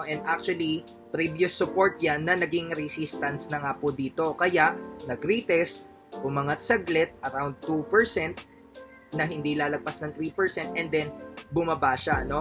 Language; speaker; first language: Filipino; native; Filipino